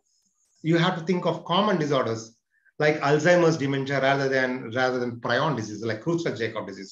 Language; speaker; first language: English; non-native, local second language; Telugu